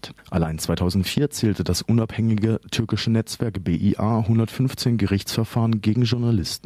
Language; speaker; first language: German; native; German